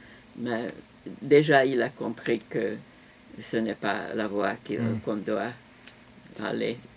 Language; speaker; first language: French; non-native, fluent; Hungarian